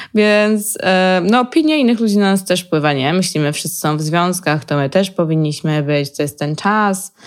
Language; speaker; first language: Polish; early bilingual, heritage; Polish